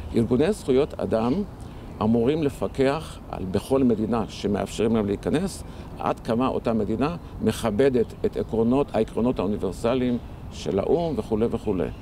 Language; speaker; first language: Hebrew; early bilingual, other home language; Arabic